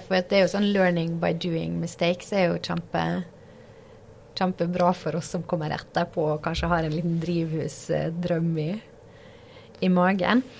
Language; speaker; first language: Norwegian; native; Norwegian